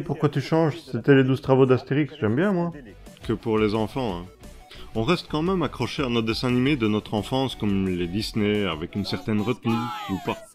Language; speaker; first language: French; native; French